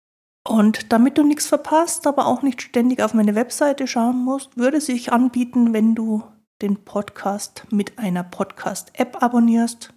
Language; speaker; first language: German; native; German